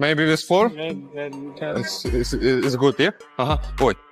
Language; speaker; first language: English; non-native, learner; Russian